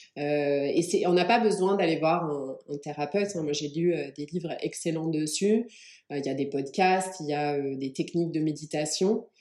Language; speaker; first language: French; early bilingual, other home language; English